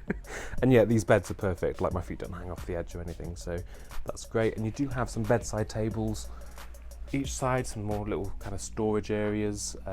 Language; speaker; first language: English; native; English